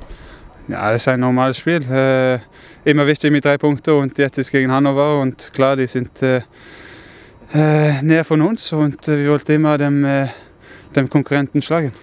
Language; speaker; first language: German; non-native, learner; Norwegian